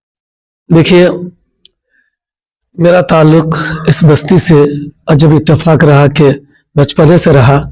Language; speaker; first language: Urdu; native; Urdu